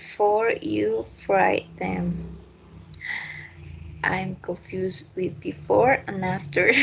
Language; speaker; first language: English; non-native, learner; Spanish